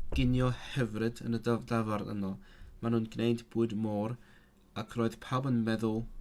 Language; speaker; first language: Welsh; non-native, learner; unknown